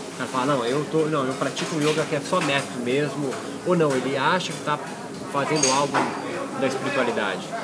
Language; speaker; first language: Portuguese; native; Portuguese